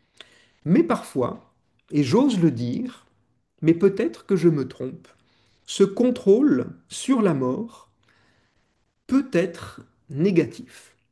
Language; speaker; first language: French; native; French